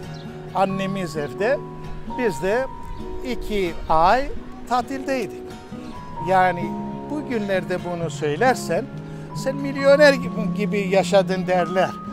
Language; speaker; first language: Turkish; non-native, local second language; Greek